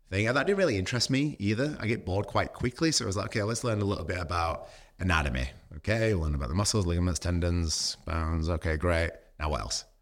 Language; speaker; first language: English; native; English